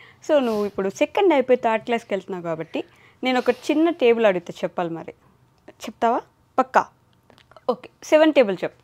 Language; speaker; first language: Telugu; native; Telugu